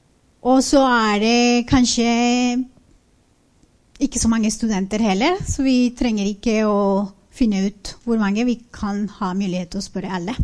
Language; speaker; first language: Norwegian; non-native, fluent; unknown